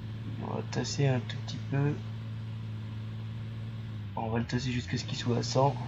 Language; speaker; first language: French; native; French